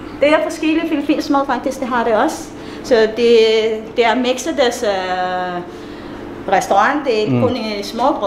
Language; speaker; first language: Danish; non-native, learner; Filipino